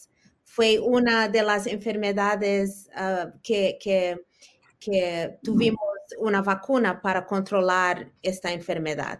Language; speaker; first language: Spanish; early bilingual, heritage; Spanish